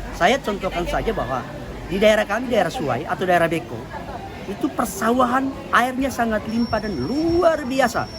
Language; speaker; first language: Indonesian; non-native, local second language; Tetum